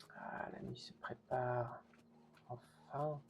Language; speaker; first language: French; native; French